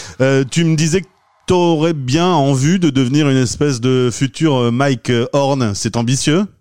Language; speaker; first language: French; native; French